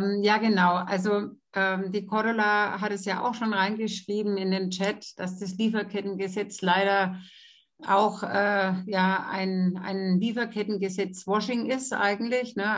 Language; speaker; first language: German; native; German